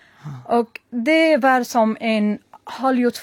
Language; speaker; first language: Swedish; non-native, learner; Persian